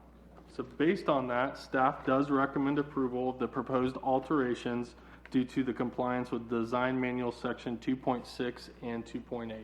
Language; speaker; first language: English; native; English